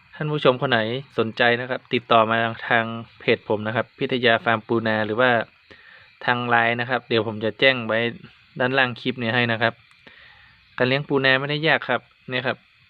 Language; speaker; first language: Thai; native; Thai